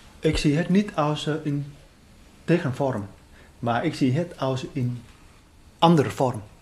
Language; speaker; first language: Dutch; non-native, fluent; Vietnamese